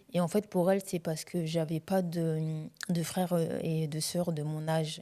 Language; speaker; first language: French; early bilingual, other home language; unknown